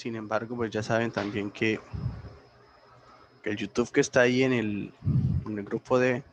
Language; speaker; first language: Spanish; native; Spanish